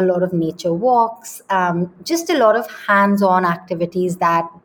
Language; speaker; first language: English; non-native, local second language; Hindi